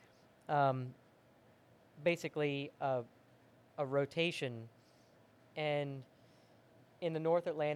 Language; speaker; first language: English; native; English